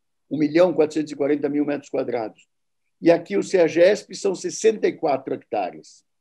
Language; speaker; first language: Portuguese; native; Portuguese